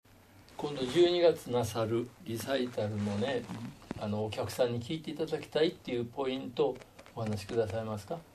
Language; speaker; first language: Japanese; native; Japanese